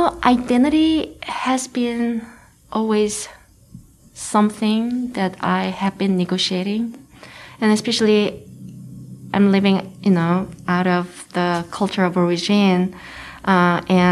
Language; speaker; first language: English; non-native, fluent; Korean